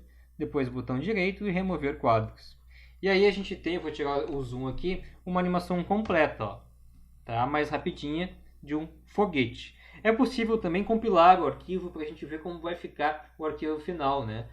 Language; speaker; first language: Portuguese; native; Portuguese